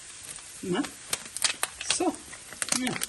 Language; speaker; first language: Swedish; non-native, learner; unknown